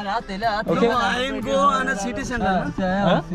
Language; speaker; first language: English; non-native, learner; Bangla